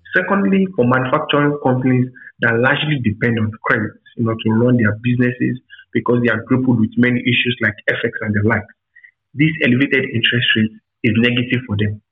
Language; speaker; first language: English; non-native, local second language; Yoruba